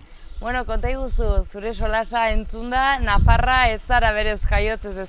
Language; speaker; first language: Basque; native; Basque